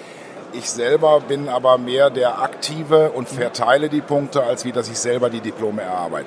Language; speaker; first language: German; native; German